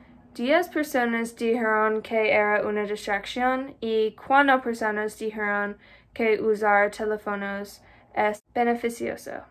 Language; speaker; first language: Spanish; non-native, learner; English